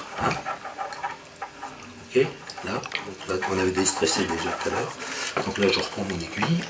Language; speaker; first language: French; native; French